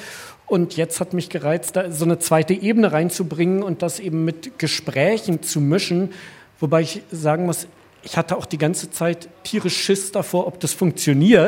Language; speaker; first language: German; native; German